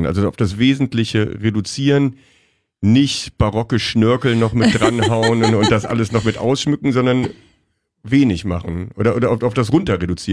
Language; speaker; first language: German; native; German